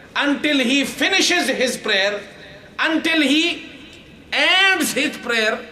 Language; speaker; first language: English; non-native, local second language; Urdu